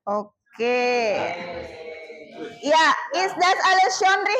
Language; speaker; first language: German; non-native, fluent; Indonesian